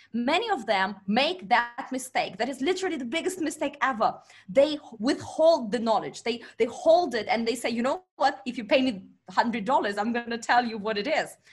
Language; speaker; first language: English; non-native, fluent; Russian